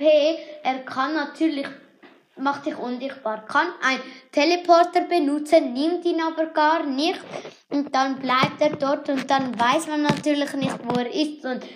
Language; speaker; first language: German; native; German